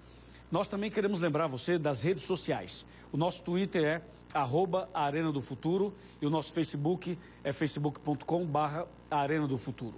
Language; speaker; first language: Portuguese; native; Portuguese